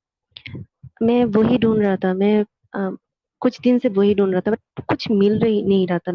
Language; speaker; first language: Hindi; non-native, fluent; Bangla